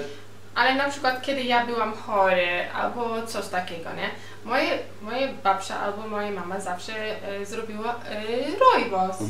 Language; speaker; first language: Polish; non-native, learner; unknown